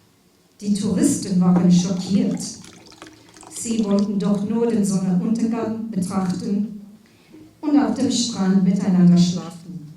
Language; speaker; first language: German; non-native, fluent; English